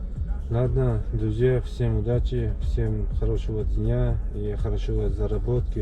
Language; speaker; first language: Russian; non-native, learner; Uzbek